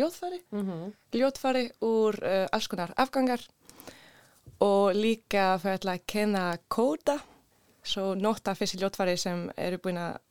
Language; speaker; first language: Icelandic; non-native, learner; Swedish